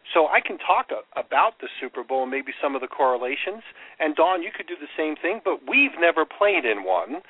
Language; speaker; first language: English; native; English